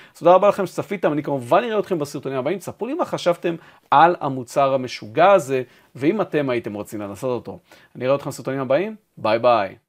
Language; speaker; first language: Hebrew; native; Hebrew